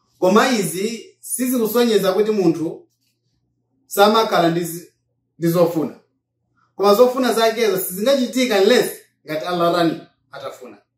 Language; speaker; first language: Nyanja; non-native, local second language; Yao